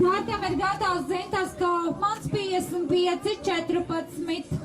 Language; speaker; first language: Latvian; native; Latvian